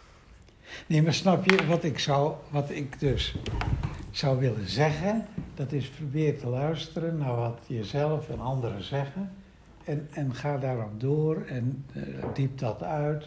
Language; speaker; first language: Dutch; native; Dutch